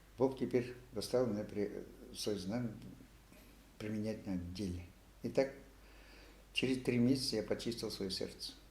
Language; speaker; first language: Russian; non-native, local second language; Kazakh